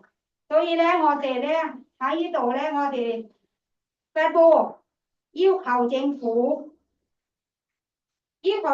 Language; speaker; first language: Cantonese; non-native, fluent; Thai